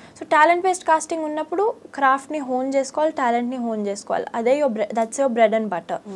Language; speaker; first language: Telugu; early bilingual, heritage; Telugu